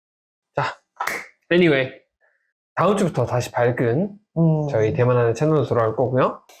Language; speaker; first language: Korean; native; Korean